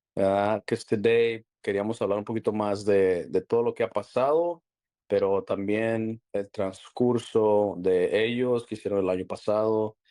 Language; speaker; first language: Spanish; early bilingual, heritage; Spanish